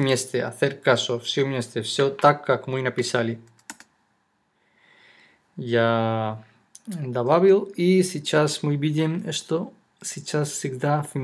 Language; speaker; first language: Russian; non-native, fluent; Spanish